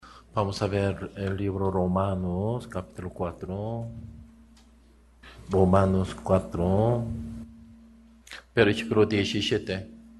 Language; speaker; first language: Spanish; non-native, learner; Korean